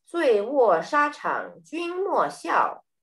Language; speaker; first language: Chinese; early bilingual, heritage; Chinese